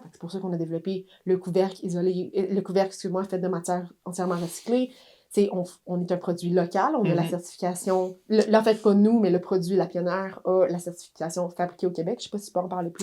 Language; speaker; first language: French; native; French